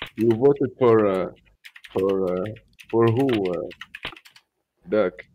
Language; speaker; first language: English; non-native, learner; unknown